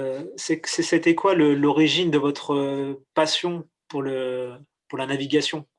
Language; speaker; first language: French; native; French